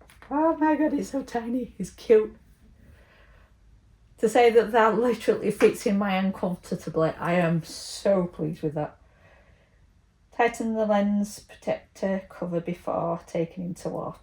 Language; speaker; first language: English; native; English